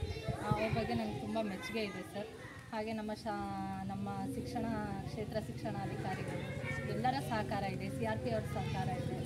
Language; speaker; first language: Kannada; native; Kannada